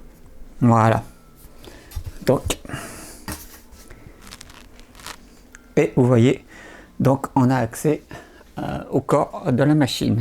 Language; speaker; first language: French; native; French